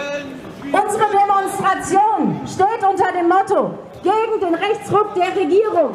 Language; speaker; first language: German; native; German